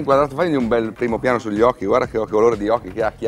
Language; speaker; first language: Italian; native; Italian